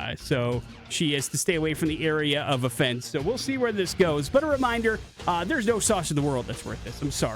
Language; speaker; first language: English; native; English